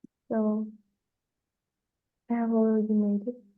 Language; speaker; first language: English; non-native, learner; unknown